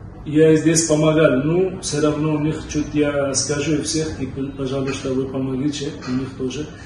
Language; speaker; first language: Russian; non-native, learner; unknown